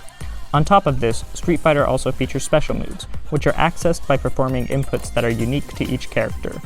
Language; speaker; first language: English; native; English